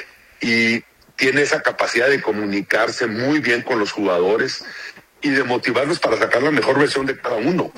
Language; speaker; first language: Spanish; native; Spanish